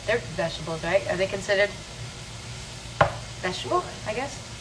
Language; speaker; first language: English; early bilingual, other home language; Italian